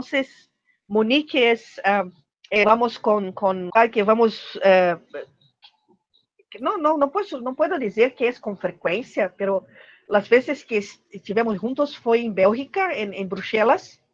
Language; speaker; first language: Spanish; non-native, learner; Portuguese